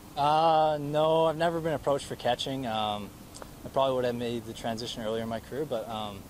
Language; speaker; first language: English; native; English